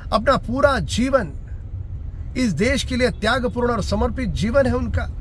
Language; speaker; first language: Hindi; non-native, local second language; Marathi